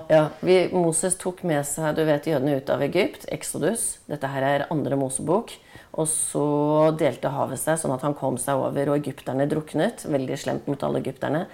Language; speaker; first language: Norwegian; native; Norwegian